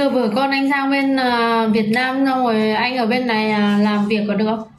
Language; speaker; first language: Vietnamese; native; Vietnamese